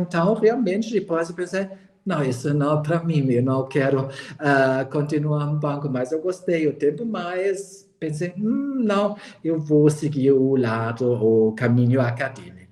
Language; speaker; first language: Portuguese; non-native, fluent; German